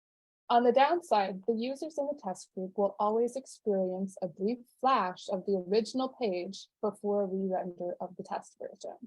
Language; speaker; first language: English; native; English